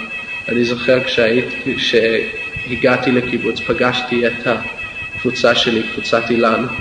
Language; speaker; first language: Hebrew; non-native, fluent; English